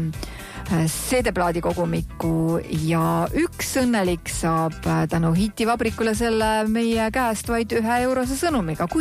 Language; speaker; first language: Estonian; native; Estonian